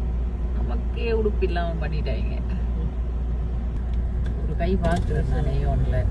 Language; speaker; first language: Tamil; native; Tamil